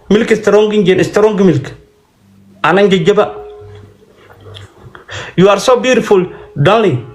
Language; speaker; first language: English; non-native, learner; Oromo